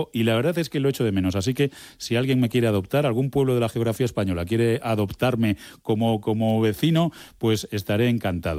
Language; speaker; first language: Spanish; native; Spanish